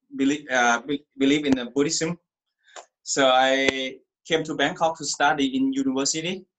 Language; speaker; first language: English; non-native, learner; Thai